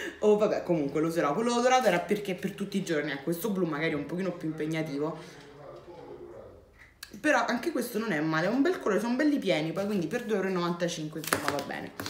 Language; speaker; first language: Italian; native; Italian